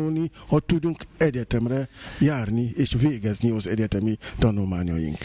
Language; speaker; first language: Hungarian; non-native, fluent; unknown